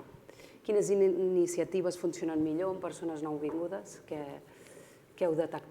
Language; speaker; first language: Catalan; native; Catalan